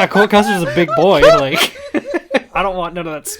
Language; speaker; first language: English; native; English